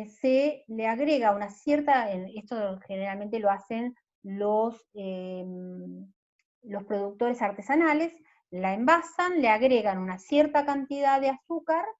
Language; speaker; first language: Spanish; native; Spanish